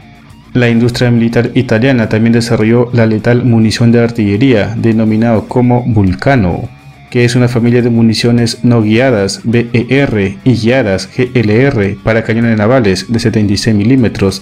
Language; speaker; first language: Spanish; native; Spanish